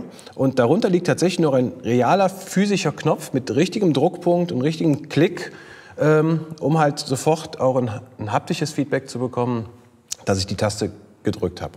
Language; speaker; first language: German; native; German